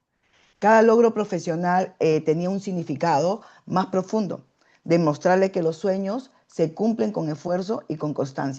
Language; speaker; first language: Spanish; native; Spanish